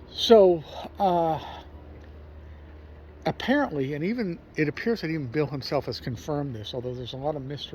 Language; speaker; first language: English; native; English